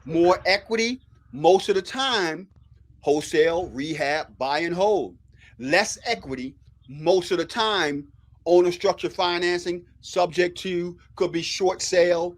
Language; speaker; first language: English; native; English